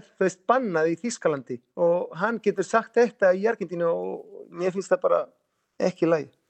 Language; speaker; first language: Icelandic; non-native, fluent; Spanish